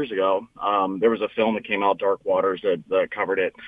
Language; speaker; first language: English; native; English